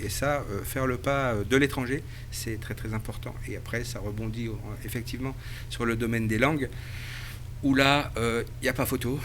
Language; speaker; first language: French; native; French